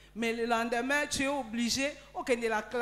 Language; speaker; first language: French; non-native, local second language; Lingala